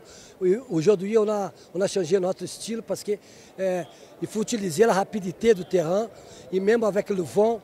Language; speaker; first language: French; non-native, fluent; Portuguese